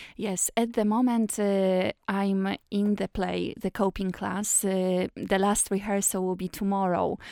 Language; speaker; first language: English; non-native, fluent; Polish